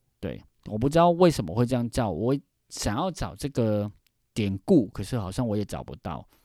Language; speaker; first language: Chinese; non-native, fluent; Cantonese